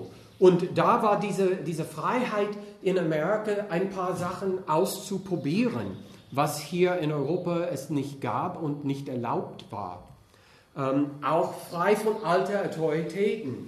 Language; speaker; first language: German; non-native, fluent; English